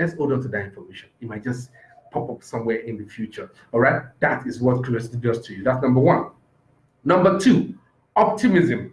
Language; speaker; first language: English; non-native, local second language; Yoruba